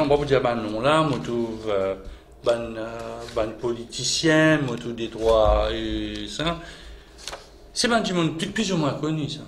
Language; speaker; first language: French; non-native, local second language; Morisyen